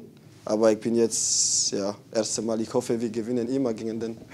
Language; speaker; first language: German; non-native, fluent; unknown